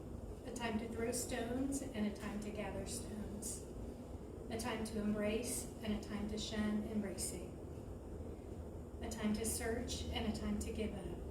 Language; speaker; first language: English; native; English